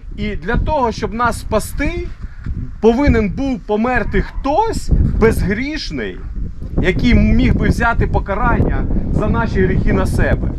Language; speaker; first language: Ukrainian; non-native, local second language; Russian